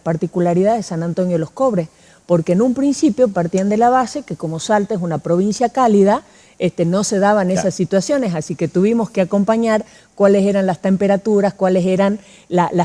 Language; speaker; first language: Spanish; native; Spanish